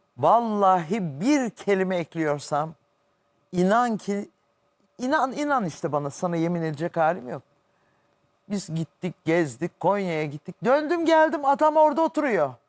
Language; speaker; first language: Turkish; native; Turkish